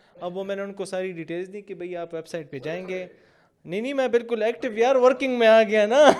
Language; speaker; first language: Urdu; non-native, local second language; Pashto